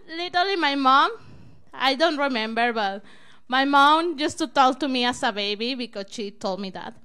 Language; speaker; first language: English; non-native, learner; Spanish